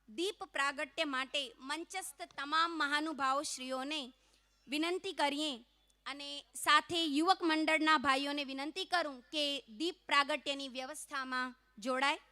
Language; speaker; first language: Gujarati; non-native, local second language; Kachhi